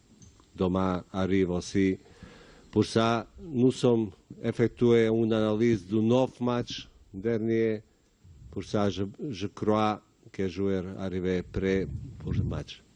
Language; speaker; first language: French; non-native, learner; Bosnian